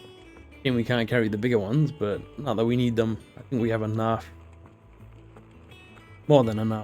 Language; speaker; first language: English; native; English